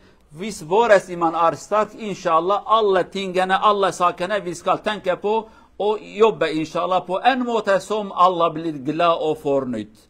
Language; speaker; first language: Swedish; non-native, fluent; Kurdish